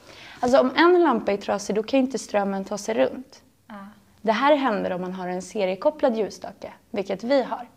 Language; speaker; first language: Swedish; native; Swedish